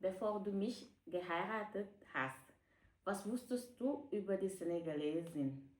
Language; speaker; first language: German; non-native, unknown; Wolof